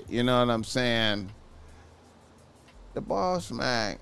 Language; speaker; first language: English; native; English